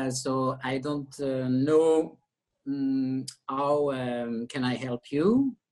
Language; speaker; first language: English; non-native, learner; French